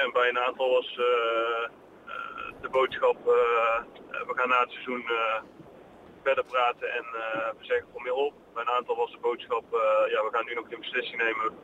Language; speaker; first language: Dutch; native; Dutch